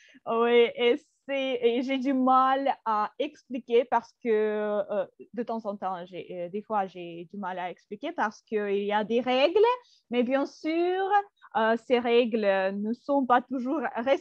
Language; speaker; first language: French; non-native, fluent; Russian